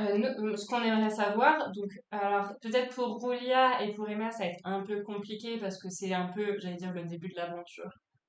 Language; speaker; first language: French; native; French